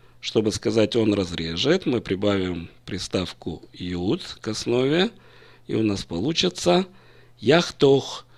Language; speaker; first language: Russian; native; Russian